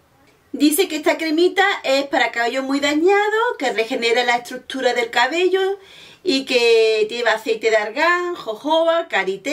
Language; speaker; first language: Spanish; native; Spanish